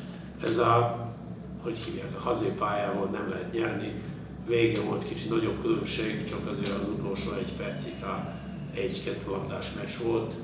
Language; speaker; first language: Hungarian; non-native, fluent; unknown